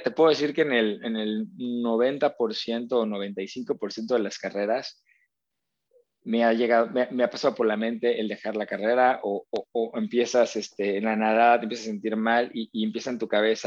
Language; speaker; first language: Spanish; native; Spanish